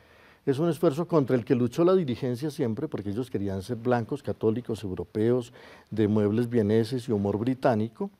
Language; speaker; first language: Spanish; native; Spanish